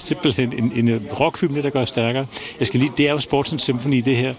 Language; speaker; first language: Danish; native; Danish